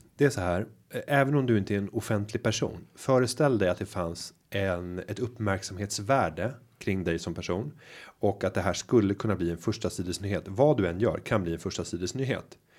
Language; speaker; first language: Swedish; native; Swedish